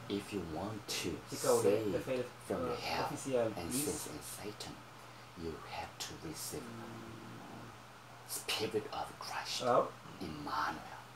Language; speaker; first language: English; non-native, learner; Korean